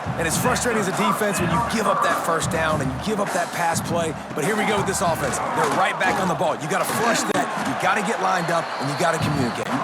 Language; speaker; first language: English; native; English